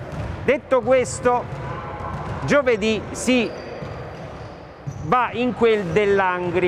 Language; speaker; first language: Italian; native; Italian